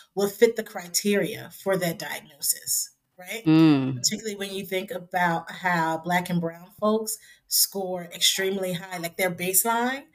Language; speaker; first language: English; native; English